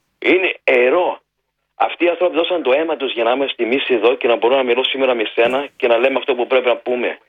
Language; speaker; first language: Greek; early bilingual, heritage; Greek